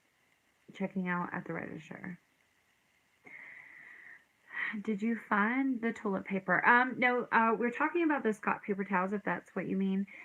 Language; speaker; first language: English; native; English